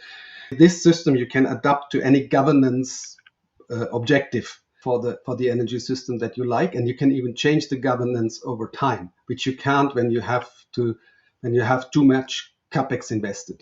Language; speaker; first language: English; non-native, fluent; German